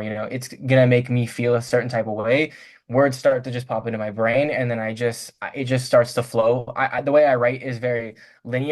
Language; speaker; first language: English; native; English